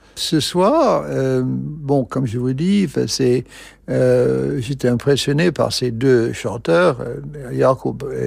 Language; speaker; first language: French; non-native, fluent; English